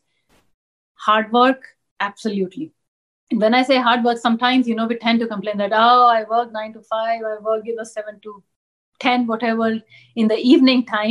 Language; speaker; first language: English; non-native, local second language; Punjabi